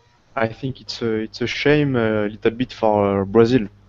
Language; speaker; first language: English; non-native, learner; Portuguese